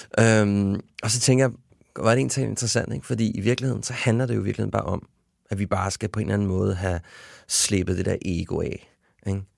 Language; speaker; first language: Danish; native; Danish